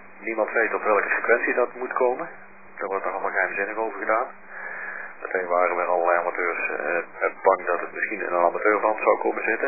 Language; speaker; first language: Dutch; native; Dutch